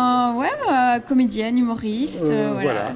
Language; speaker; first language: French; native; French